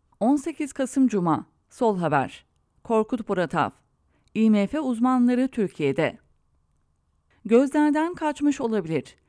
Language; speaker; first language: Turkish; native; Turkish